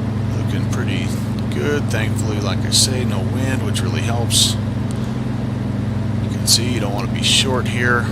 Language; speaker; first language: English; native; English